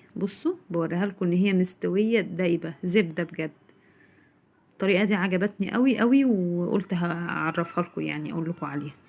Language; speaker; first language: Arabic; native; Arabic